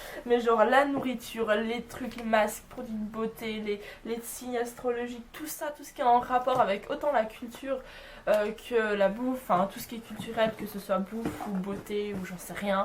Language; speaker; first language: French; native; French